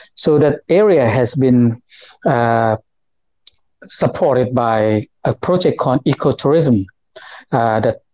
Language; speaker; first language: English; non-native, learner; Lao